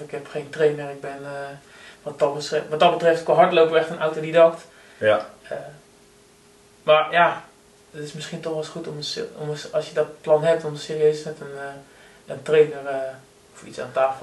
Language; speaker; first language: Dutch; native; Dutch